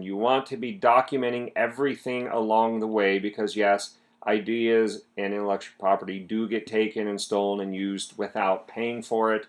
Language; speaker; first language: English; native; English